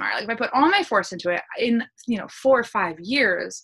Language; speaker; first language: English; early bilingual, other home language; Polish